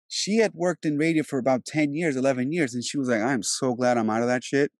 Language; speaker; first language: English; early bilingual, other home language; Albanian